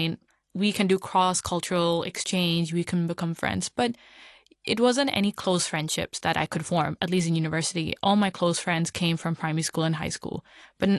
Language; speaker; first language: English; non-native, local second language; Punjabi